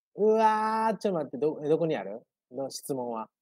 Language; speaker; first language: Malay; non-native, learner; Japanese